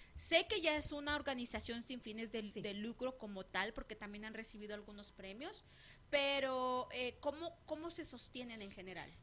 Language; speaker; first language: Spanish; native; Spanish